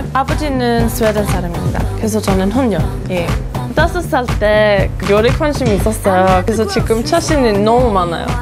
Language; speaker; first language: Korean; early bilingual, heritage; Swedish